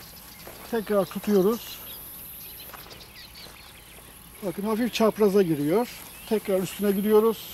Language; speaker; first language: Turkish; native; Turkish